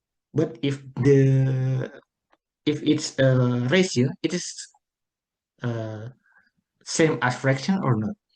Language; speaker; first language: English; non-native, learner; Indonesian